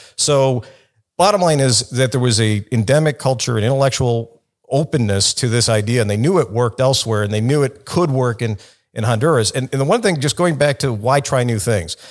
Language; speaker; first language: English; native; English